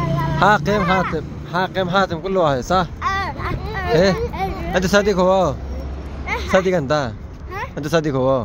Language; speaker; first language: Arabic; non-native, learner; Bangla